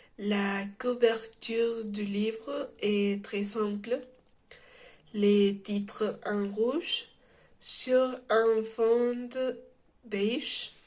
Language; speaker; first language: French; non-native, learner; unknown